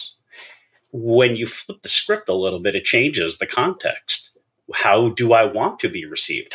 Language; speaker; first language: English; native; English